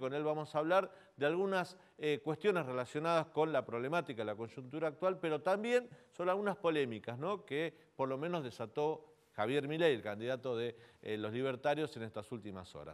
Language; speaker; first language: Spanish; native; Spanish